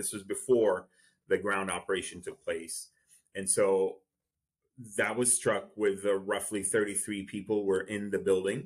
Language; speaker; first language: English; non-native, fluent; Arabic